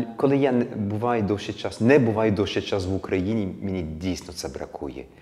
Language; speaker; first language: Ukrainian; early bilingual, heritage; Ukrainian